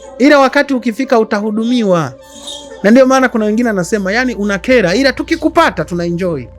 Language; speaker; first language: Swahili; native; Swahili